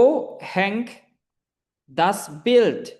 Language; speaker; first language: German; non-native, fluent; Indonesian